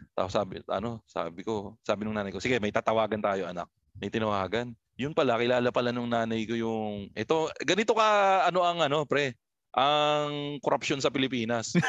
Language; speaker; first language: Filipino; native; Filipino